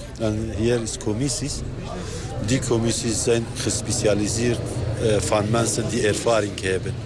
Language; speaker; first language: Dutch; non-native, learner; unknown